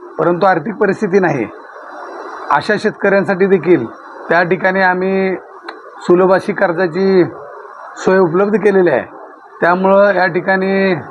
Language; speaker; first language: Marathi; native; Marathi